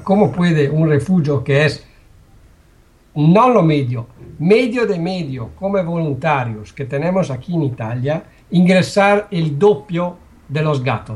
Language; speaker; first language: Spanish; non-native, learner; Italian